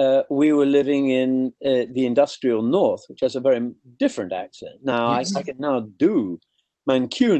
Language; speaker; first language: English; native; English